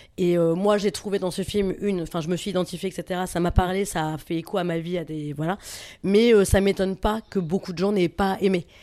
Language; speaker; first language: French; native; French